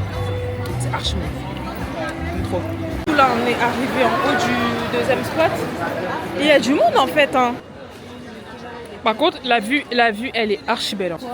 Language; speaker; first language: French; native; French